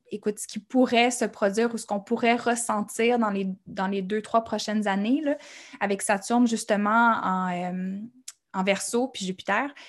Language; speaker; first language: French; native; French